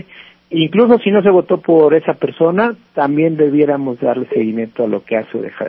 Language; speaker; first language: Spanish; native; Spanish